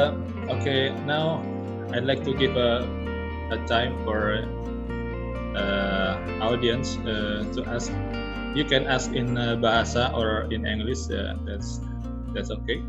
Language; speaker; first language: English; non-native, learner; Indonesian